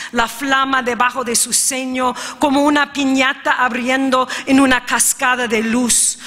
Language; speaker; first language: Spanish; early bilingual, heritage; Spanish